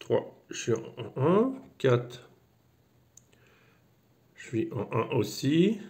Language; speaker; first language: French; native; French